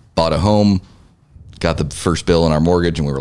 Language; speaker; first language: English; native; English